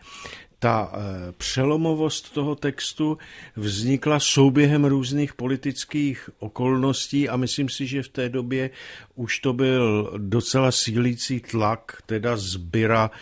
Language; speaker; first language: Czech; native; Czech